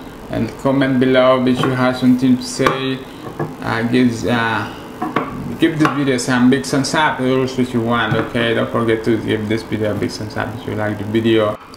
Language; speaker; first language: English; non-native, learner; Spanish